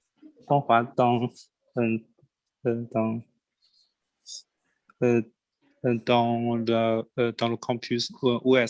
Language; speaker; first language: French; non-native, learner; Chinese